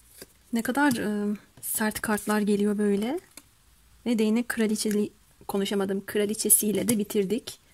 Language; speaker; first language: Turkish; native; Turkish